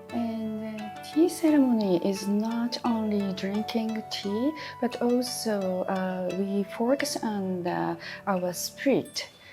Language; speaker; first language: English; non-native, fluent; Japanese